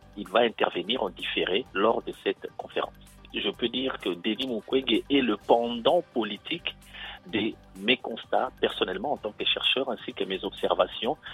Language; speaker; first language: French; non-native, local second language; Lingala